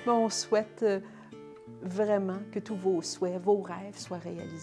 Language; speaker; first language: French; native; French